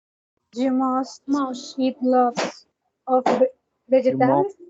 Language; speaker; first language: English; non-native, learner; Spanish